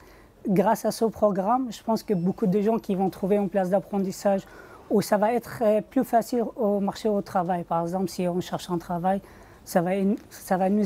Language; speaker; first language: French; non-native, fluent; Kurdish